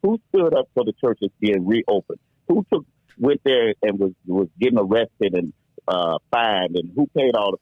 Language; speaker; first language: English; native; English